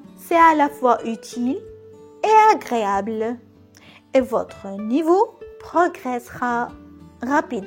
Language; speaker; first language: French; non-native, local second language; Arabic